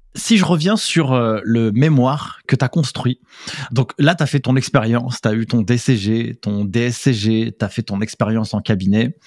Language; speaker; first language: French; native; French